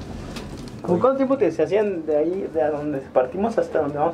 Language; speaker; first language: Spanish; native; Spanish